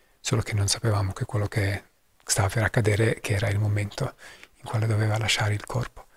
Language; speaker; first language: Italian; non-native, fluent; English